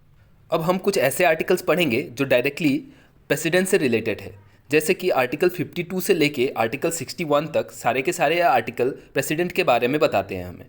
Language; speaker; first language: Hindi; native; Hindi